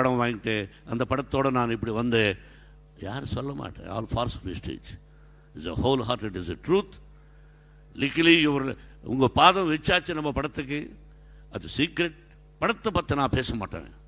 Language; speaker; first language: Tamil; non-native, learner; Telugu